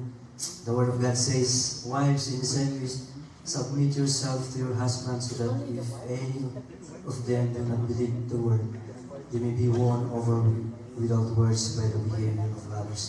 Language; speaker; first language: English; non-native, local second language; Filipino